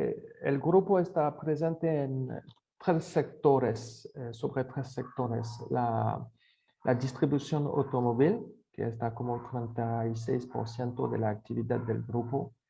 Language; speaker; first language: Spanish; non-native, fluent; French